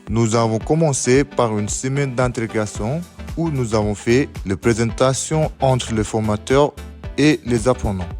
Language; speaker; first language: French; non-native, learner; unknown